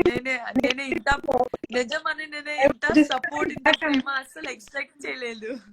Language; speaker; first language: Telugu; non-native, learner; Gujarati